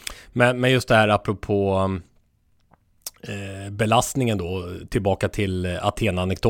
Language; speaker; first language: Swedish; native; Swedish